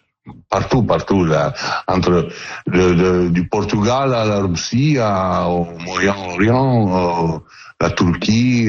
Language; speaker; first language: French; non-native, learner; Italian